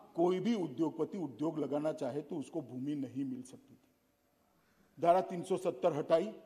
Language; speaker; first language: Hindi; non-native, local second language; Gujarati